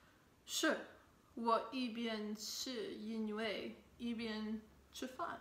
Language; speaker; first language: Chinese; non-native, learner; English